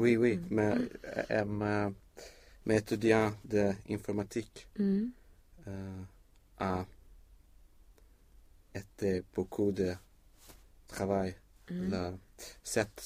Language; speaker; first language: French; non-native, learner; Swedish